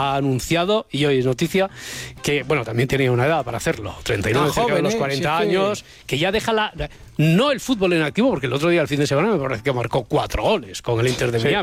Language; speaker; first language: Spanish; native; Spanish